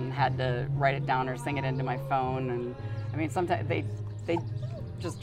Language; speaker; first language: English; native; English